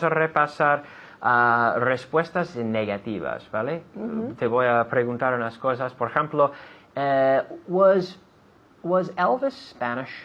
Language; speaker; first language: Spanish; non-native, fluent; English